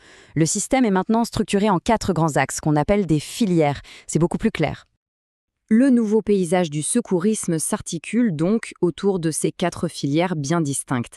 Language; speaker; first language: French; native; French